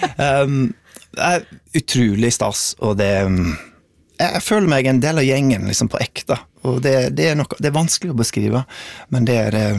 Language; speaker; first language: Norwegian; non-native, fluent; English